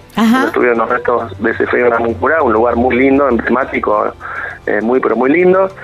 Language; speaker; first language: Spanish; native; Spanish